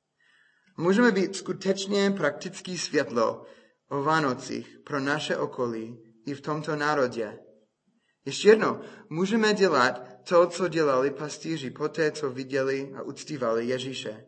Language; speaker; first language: Czech; non-native, fluent; English